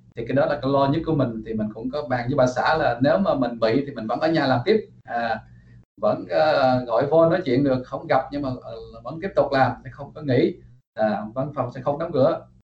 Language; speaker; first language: Vietnamese; early bilingual, heritage; Vietnamese